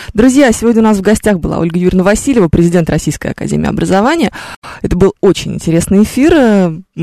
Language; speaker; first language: Russian; native; Russian